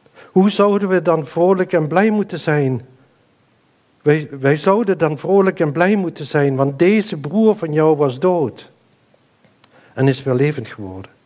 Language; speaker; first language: Dutch; native; Dutch